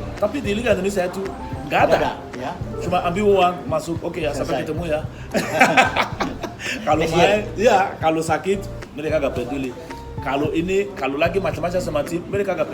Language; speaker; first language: Indonesian; non-native, fluent; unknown